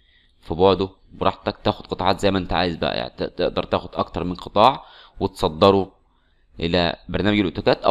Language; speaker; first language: Arabic; native; Arabic